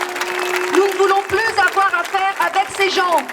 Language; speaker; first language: French; native; French